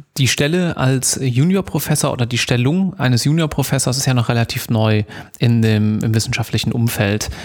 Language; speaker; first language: German; native; German